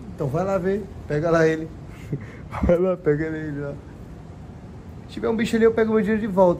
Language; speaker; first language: Portuguese; native; Portuguese